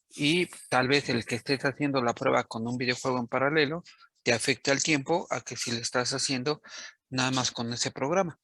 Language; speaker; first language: Spanish; native; Spanish